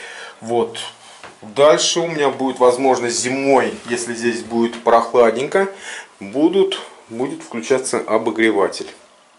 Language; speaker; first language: Russian; native; Russian